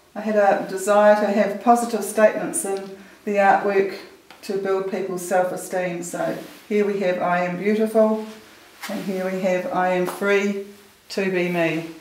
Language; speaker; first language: English; native; English